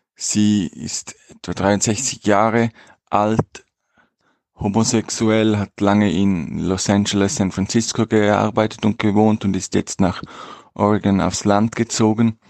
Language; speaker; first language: German; native; German